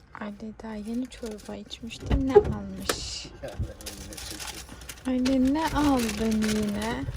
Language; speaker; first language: Turkish; early bilingual, heritage; Turkish